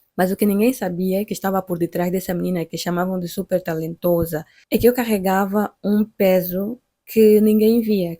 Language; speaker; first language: Portuguese; native; Portuguese